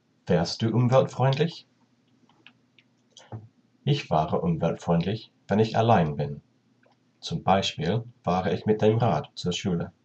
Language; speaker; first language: German; non-native, learner; English